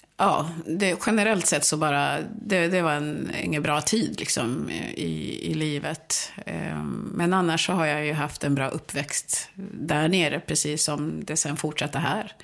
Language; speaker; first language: Swedish; early bilingual, other home language; Swahili